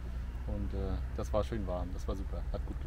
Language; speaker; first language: German; native; German